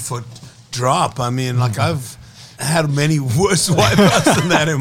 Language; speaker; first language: English; native; English